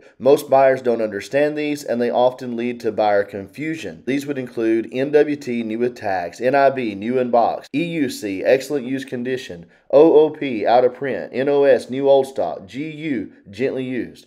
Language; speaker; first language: English; native; English